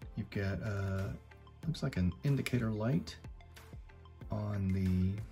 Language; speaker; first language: English; native; English